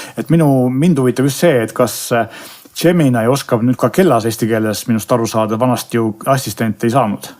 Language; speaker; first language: Estonian; native; Estonian